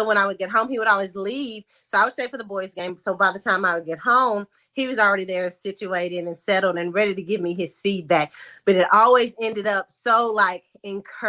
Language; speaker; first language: English; native; English